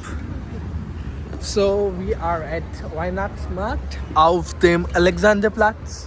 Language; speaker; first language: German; non-native, learner; Hindi